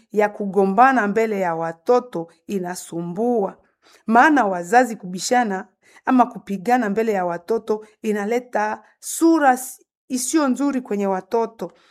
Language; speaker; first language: Swahili; native; Swahili